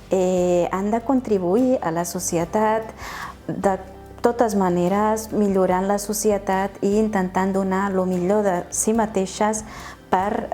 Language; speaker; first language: Catalan; early bilingual, other home language; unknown